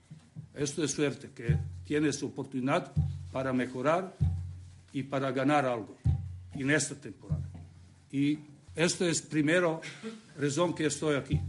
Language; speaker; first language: Spanish; non-native, learner; Serbian